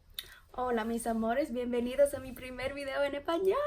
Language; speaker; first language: Spanish; early bilingual, heritage; English